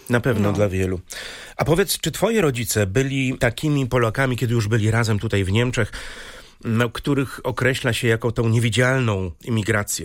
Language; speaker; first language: Polish; native; Polish